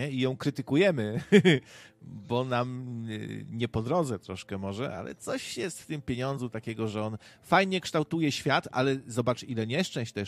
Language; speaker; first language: Polish; native; Polish